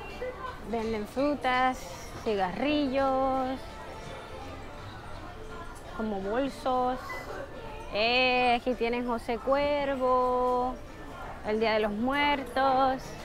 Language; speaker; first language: Spanish; early bilingual, heritage; Spanish